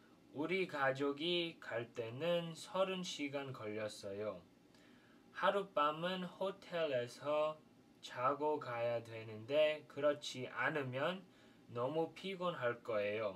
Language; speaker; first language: Korean; non-native, fluent; English